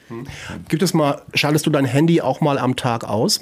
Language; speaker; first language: German; native; German